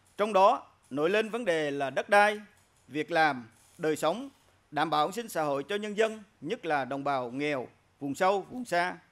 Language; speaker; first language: Vietnamese; non-native, local second language; Eastern Cham